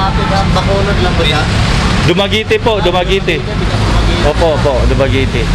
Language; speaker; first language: Filipino; non-native, local second language; Cebuano